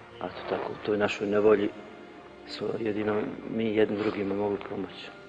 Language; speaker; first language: Bosnian; native; Bosnian